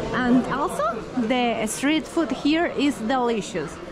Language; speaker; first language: English; non-native, fluent; Spanish